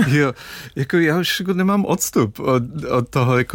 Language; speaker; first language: Czech; non-native, fluent; English